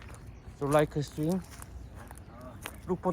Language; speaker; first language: English; non-native, learner; Korean